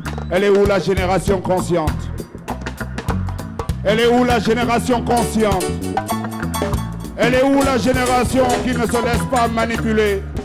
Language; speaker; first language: French; non-native, local second language; Wolof